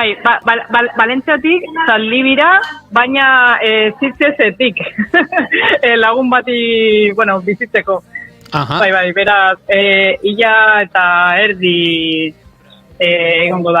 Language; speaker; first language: Basque; non-native, local second language; Spanish